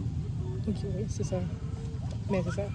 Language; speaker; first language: French; native; French